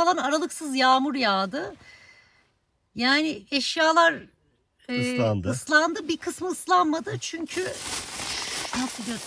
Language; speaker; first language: Turkish; native; Turkish